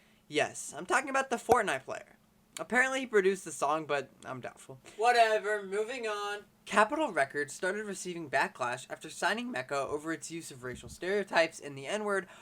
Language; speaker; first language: English; native; English